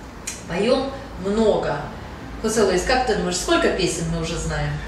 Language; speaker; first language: Russian; non-native, fluent; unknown